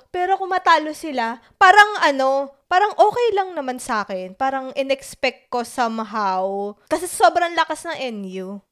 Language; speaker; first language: Filipino; native; Filipino